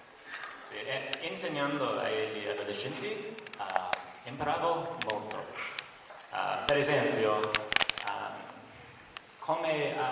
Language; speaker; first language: Italian; non-native, learner; English